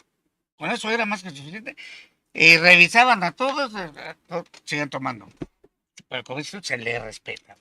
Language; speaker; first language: Spanish; native; Spanish